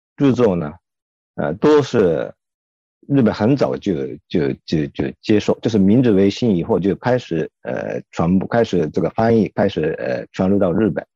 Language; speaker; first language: Chinese; non-native, fluent; Japanese